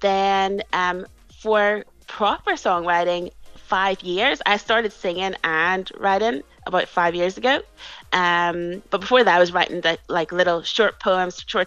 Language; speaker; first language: English; native; English